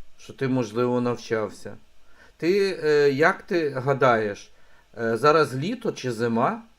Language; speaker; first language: Ukrainian; native; Ukrainian